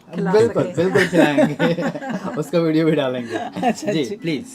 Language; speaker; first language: Hindi; native; Hindi